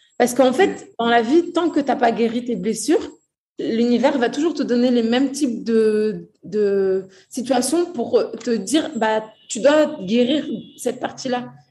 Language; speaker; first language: French; early bilingual, other home language; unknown